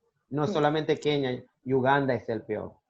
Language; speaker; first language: Spanish; non-native, learner; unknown